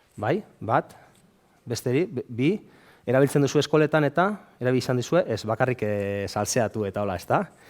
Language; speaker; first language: Basque; native; Basque